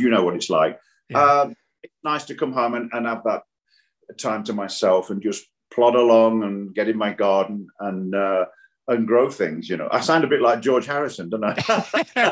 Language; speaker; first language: English; native; English